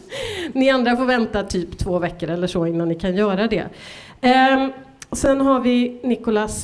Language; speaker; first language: Swedish; native; Swedish